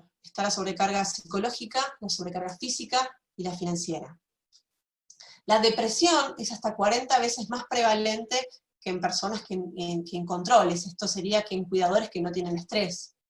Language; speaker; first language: Spanish; native; Spanish